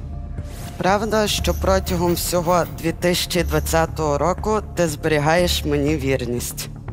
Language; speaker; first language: Ukrainian; native; Ukrainian